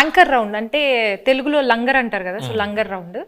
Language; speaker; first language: Telugu; native; Telugu